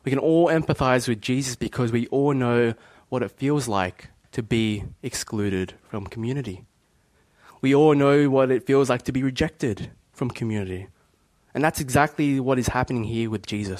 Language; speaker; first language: English; native; English